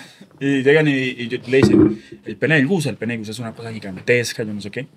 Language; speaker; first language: Spanish; native; Spanish